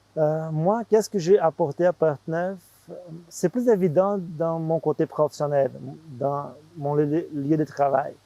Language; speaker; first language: French; non-native, fluent; Portuguese